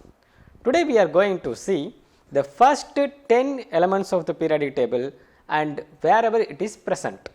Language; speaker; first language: English; non-native, local second language; Tamil